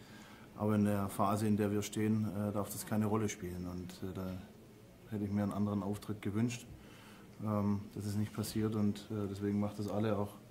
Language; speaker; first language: German; native; German